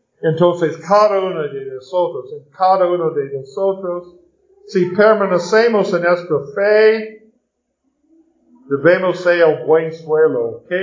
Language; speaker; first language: Spanish; non-native, learner; English